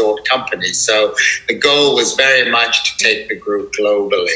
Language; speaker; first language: English; native; English